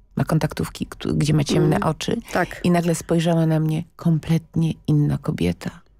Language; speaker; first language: Polish; native; Polish